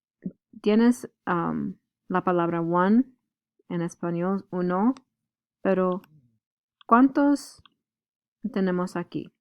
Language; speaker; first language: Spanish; non-native, fluent; English